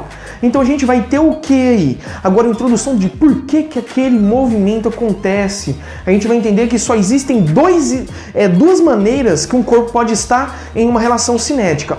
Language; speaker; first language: Portuguese; native; Portuguese